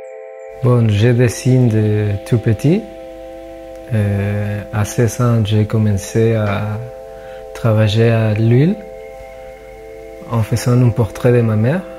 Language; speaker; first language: French; non-native, fluent; Spanish